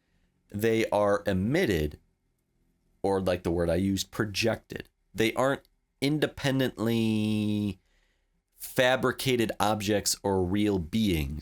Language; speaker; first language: English; native; English